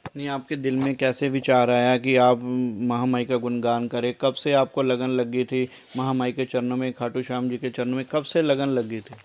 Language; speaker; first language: Hindi; non-native, local second language; Punjabi